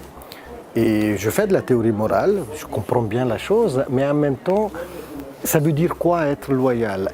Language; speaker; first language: French; native; French